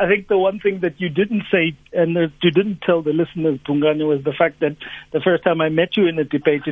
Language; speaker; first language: English; non-native, local second language; Xhosa